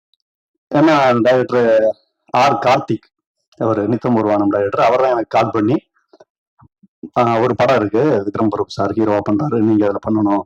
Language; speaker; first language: Tamil; native; Tamil